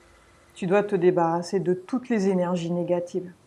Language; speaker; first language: French; native; French